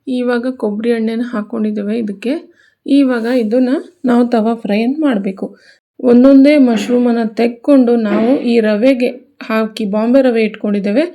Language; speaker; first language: Kannada; non-native, local second language; Konkani